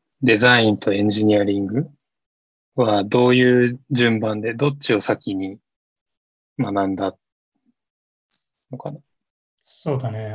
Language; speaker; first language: Japanese; non-native, learner; English